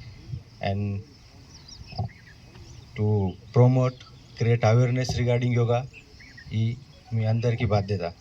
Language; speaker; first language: Telugu; non-native, learner; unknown